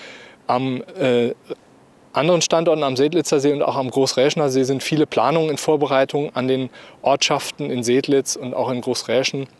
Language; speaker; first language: German; native; German